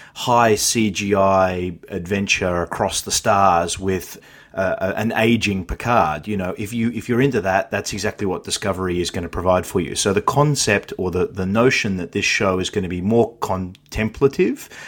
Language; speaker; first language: English; native; English